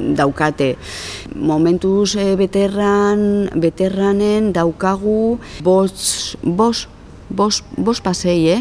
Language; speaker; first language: Basque; non-native, local second language; Spanish